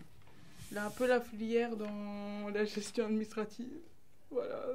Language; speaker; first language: French; native; French